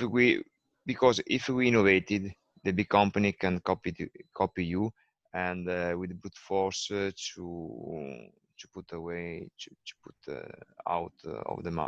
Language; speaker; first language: English; non-native, learner; Italian